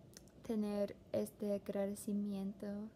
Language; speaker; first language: Spanish; non-native, fluent; English